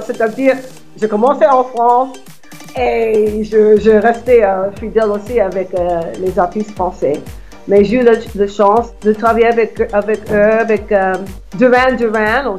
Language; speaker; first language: French; non-native, fluent; English